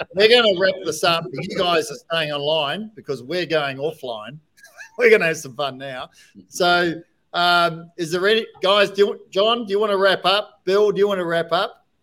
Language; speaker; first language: English; native; English